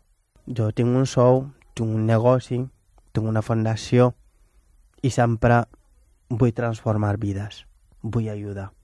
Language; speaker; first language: Catalan; non-native, fluent; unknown